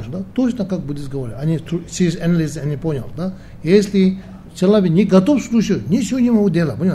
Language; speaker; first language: Russian; non-native, learner; Tibetan